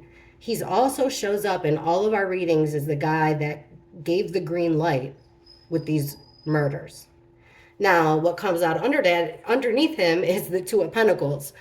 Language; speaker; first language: English; native; English